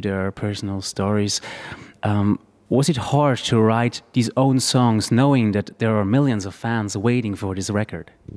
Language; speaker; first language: English; non-native, fluent; German